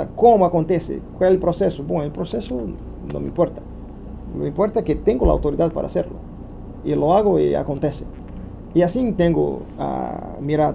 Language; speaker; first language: Spanish; non-native, fluent; Portuguese